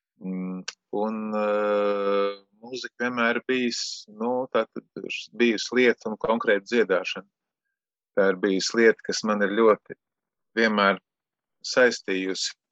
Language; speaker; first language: Latvian; native; Latvian